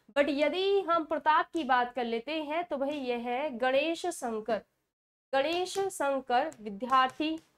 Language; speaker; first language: Hindi; native; Hindi